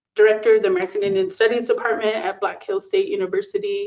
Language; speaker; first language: English; native; English